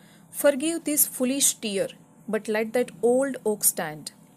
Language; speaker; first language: English; non-native, local second language; Gujarati